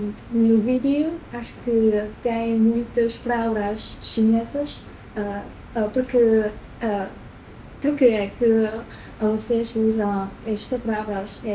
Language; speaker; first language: Portuguese; non-native, learner; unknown